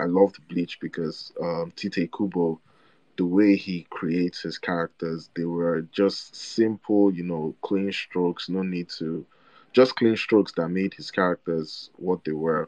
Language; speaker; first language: English; non-native, local second language; Igbo